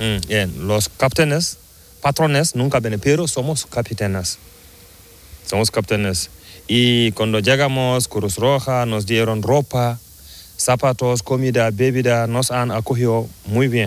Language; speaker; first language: Spanish; non-native, learner; Fula